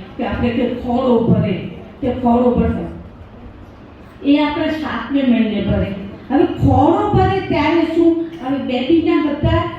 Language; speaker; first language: Gujarati; non-native, local second language; Kachhi